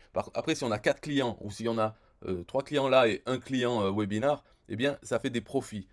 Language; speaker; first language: French; native; French